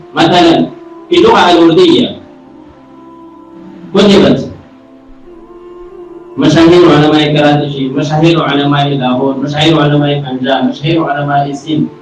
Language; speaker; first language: Arabic; non-native, fluent; Urdu